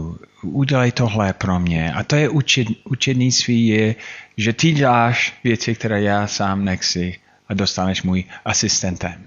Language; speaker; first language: Czech; non-native, fluent; English